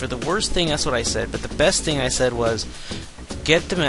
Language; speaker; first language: English; native; English